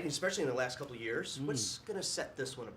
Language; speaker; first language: English; native; English